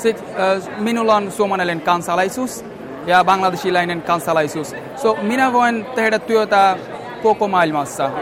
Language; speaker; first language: Finnish; non-native, learner; Bangla